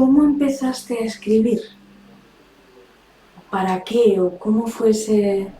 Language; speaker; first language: Spanish; native; Spanish